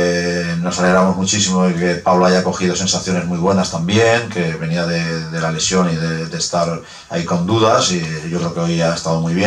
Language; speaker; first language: Spanish; native; Spanish